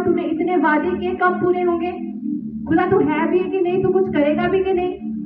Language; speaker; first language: Hindi; native; Hindi